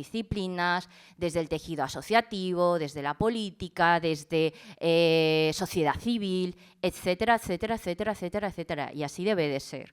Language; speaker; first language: Spanish; early bilingual, other home language; Chinese